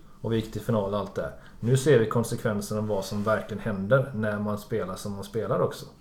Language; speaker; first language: Swedish; native; Swedish